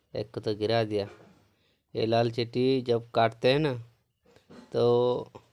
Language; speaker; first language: Hindi; non-native, local second language; Odia